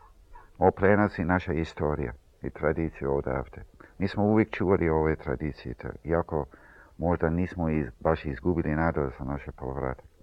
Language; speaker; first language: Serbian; early bilingual, heritage; Serbian